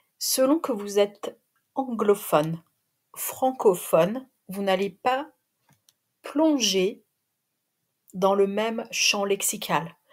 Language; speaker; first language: French; native; French